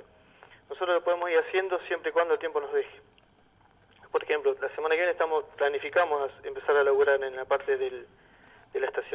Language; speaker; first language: Spanish; native; Spanish